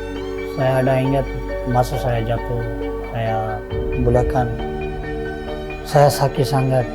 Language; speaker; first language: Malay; non-native, learner; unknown